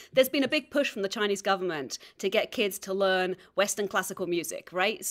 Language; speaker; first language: English; native; English